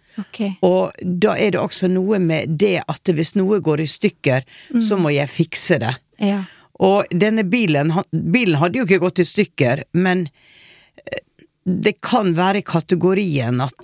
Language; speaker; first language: Norwegian; native; Norwegian